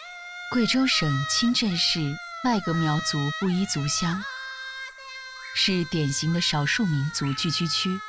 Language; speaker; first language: Chinese; native; Chinese